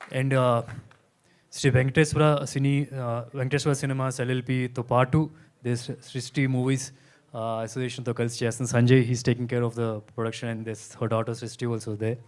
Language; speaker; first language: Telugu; native; Telugu